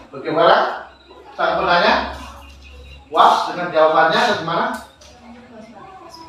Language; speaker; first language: Indonesian; native; Indonesian